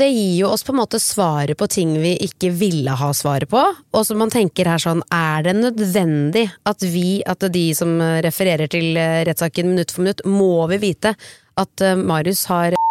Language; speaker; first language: Norwegian; native; Norwegian